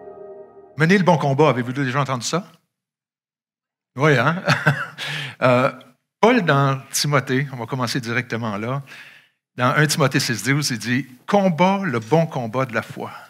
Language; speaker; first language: French; native; French